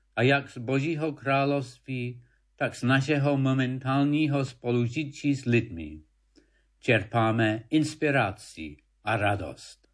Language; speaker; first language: Czech; non-native, fluent; English